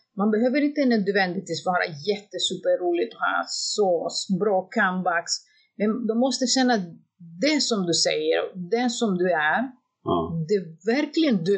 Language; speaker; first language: Swedish; non-native, fluent; Greek